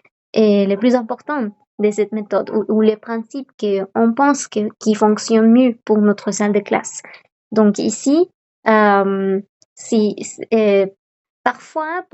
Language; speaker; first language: French; non-native, fluent; Spanish